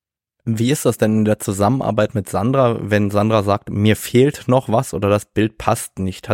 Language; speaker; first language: German; native; German